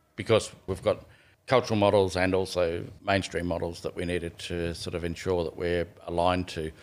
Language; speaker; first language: English; native; English